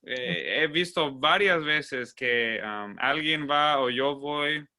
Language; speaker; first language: Spanish; non-native, fluent; English